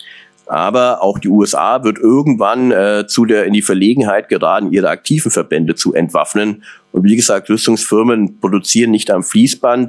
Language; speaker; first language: German; native; German